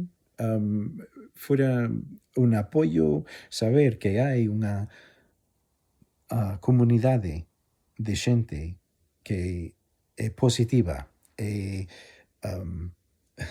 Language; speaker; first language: Galician; non-native, fluent; English